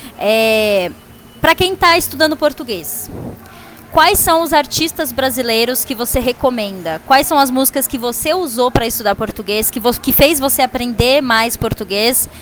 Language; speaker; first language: Portuguese; native; Portuguese